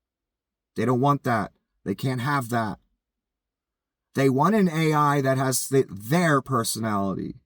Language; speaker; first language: English; native; English